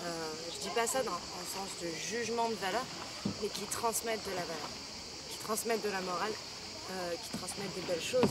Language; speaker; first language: French; native; French